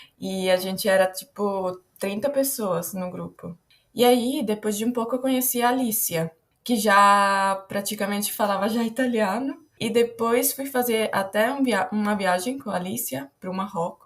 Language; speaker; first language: Portuguese; non-native, fluent; Italian